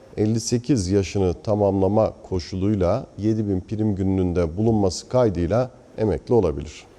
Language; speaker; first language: Turkish; native; Turkish